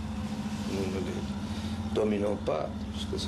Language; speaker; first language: French; non-native, fluent; Spanish